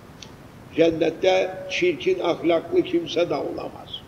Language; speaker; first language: Turkish; native; Turkish